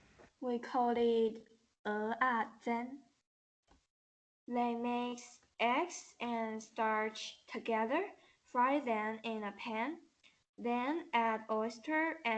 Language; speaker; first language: English; non-native, learner; Chinese